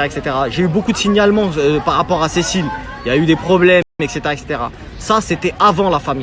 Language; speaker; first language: French; native; French